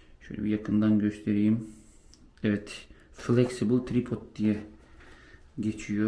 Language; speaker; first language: Turkish; native; Turkish